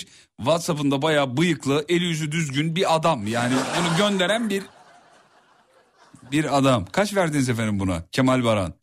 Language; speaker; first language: Turkish; native; Turkish